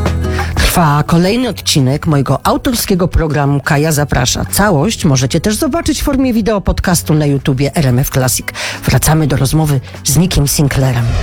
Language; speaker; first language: Polish; native; Polish